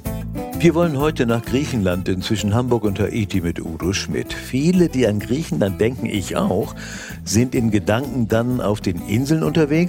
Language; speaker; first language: German; native; German